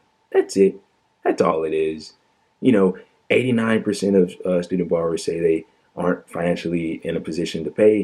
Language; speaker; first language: English; native; English